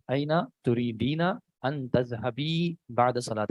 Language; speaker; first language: Arabic; non-native, fluent; Urdu